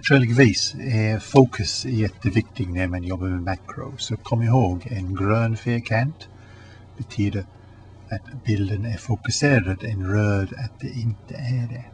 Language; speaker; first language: Swedish; non-native, learner; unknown